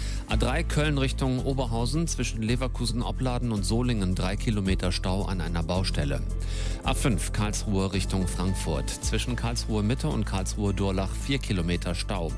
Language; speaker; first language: German; native; German